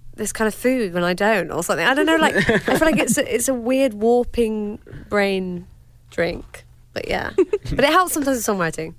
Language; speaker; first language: English; native; English